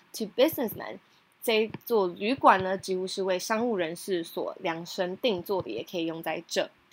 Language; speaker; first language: Chinese; native; Chinese